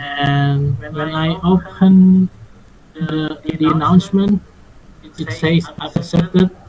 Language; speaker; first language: English; non-native, fluent; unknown